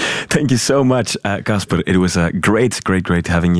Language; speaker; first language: English; non-native, fluent; Dutch